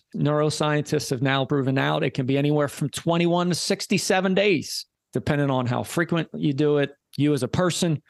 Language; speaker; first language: English; native; English